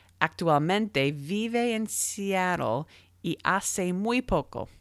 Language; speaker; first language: Spanish; non-native, learner; English